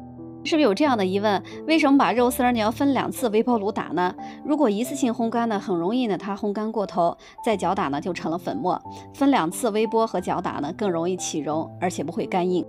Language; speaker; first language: Chinese; native; Chinese